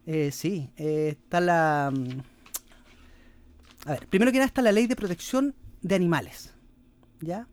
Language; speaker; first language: Spanish; native; Spanish